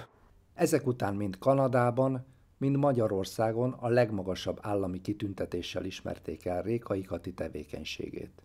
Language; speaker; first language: Hungarian; native; Hungarian